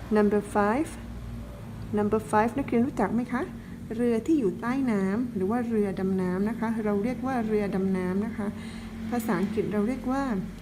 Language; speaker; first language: Thai; non-native, local second language; Pattani Malay